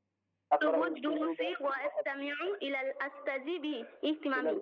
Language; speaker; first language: Arabic; non-native, learner; Bangla